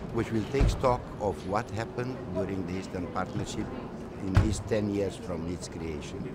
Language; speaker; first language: English; non-native, fluent; Romanian